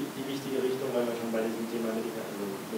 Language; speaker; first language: German; native; German